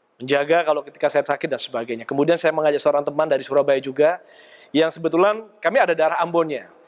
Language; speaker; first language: Indonesian; native; Indonesian